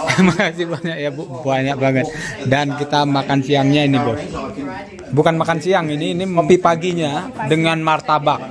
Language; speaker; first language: Indonesian; native; Indonesian